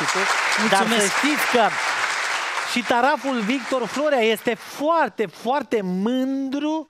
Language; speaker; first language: Romanian; native; Romanian